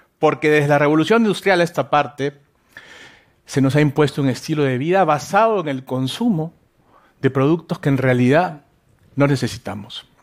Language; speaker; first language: Spanish; native; Spanish